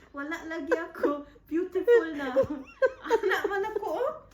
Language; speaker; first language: Cebuano; non-native, learner; German